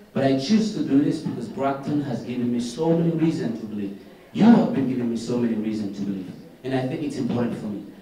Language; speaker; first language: English; non-native, fluent; Haitian Creole